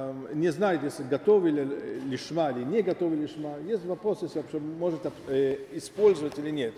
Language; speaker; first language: Russian; non-native, learner; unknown